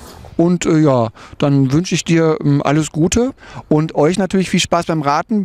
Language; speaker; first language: German; native; German